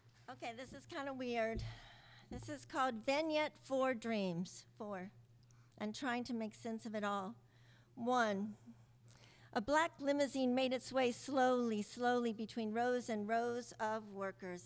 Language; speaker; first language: English; early bilingual, other home language; Spanish